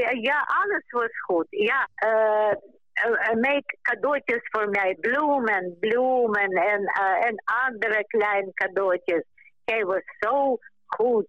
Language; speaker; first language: Dutch; non-native, local second language; Ukrainian